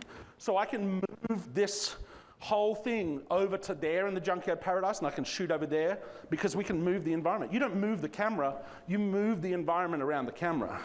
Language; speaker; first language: English; native; English